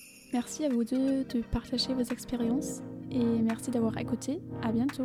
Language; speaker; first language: French; non-native, learner; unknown